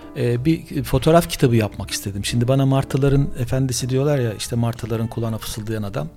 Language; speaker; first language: Turkish; non-native, local second language; Armenian